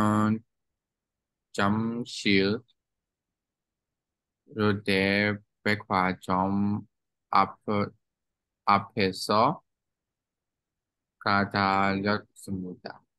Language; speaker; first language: Korean; non-native, learner; Burmese